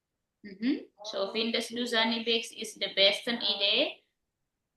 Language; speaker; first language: German; non-native, learner; Indonesian